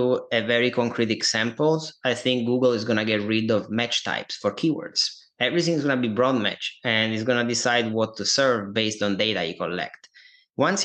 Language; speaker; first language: English; non-native, fluent; Italian